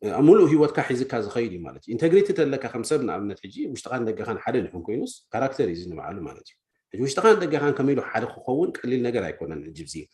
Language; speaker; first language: Tigrinya; native; Tigrinya